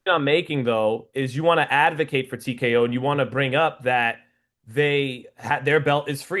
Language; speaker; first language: English; native; English